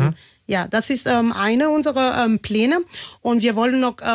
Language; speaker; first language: German; non-native, fluent; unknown